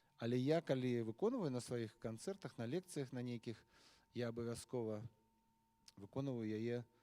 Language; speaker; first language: Belarusian; non-native, local second language; Russian